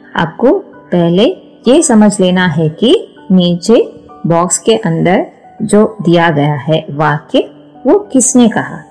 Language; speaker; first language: Hindi; non-native, local second language; Malayalam